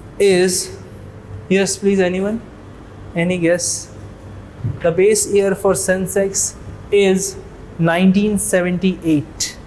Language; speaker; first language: English; non-native, local second language; Hindi